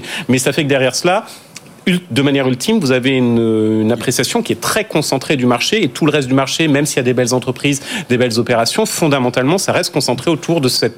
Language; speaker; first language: French; native; French